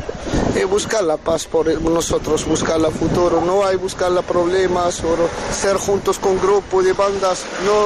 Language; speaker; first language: Spanish; non-native, learner; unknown